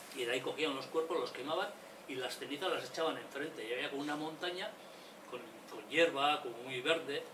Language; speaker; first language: Spanish; non-native, local second language; Basque